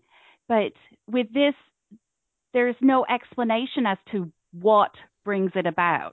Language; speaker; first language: English; native; English